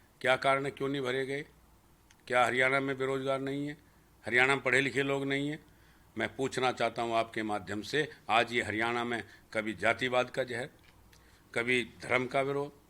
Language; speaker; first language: Hindi; native; Hindi